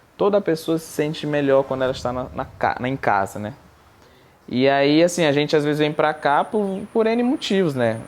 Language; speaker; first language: Portuguese; non-native, local second language; Kabuverdianu